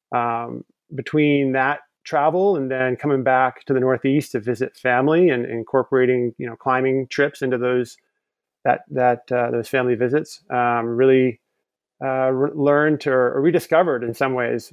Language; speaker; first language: English; native; English